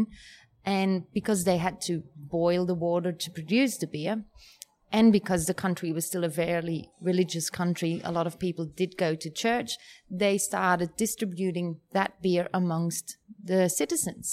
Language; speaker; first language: English; non-native, fluent; Dutch